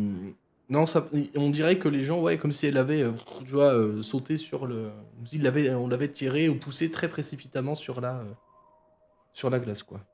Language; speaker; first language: French; native; French